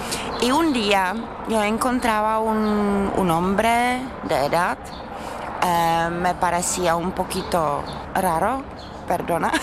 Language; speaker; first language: Spanish; non-native, fluent; Czech